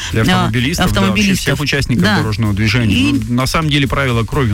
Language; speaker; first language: Russian; native; Russian